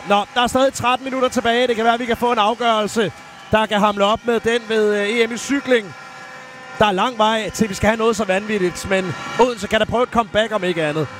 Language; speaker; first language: Danish; native; Danish